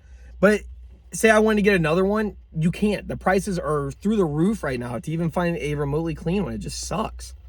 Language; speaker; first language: English; native; English